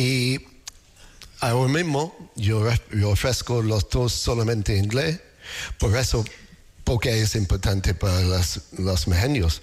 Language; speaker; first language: Spanish; non-native, learner; English